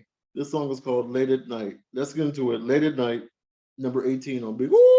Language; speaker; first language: English; native; English